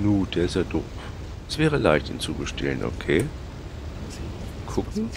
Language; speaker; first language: German; native; German